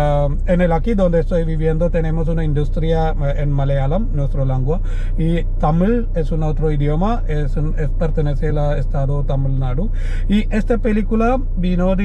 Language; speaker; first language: Spanish; non-native, learner; Malayalam